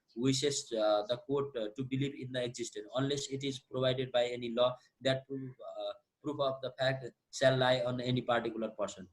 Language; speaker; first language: English; non-native, local second language; Nepali